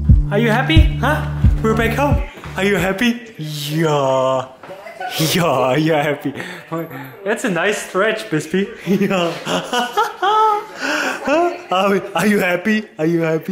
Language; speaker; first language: English; non-native, fluent; German